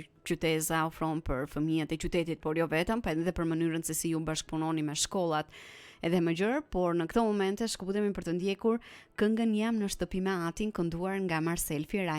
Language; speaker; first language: Albanian; native; Albanian